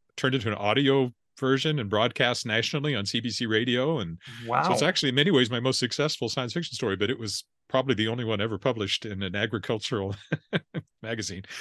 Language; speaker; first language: English; native; English